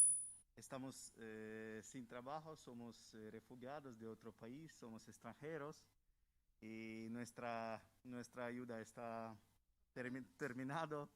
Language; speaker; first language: Spanish; non-native, learner; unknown